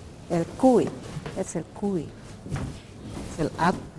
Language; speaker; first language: Spanish; non-native, local second language; Quechua